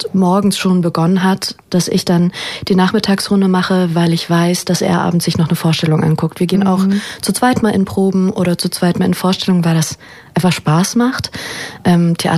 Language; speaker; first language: German; native; German